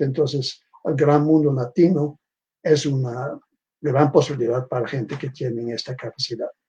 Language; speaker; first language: Spanish; non-native, fluent; Dutch